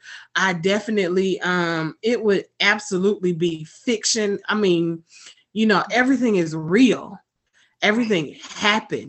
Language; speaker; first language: English; native; English